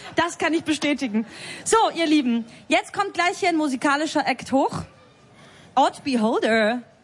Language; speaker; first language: German; non-native, fluent; Bulgarian